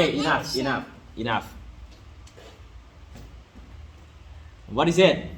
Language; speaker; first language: English; non-native, learner; Lao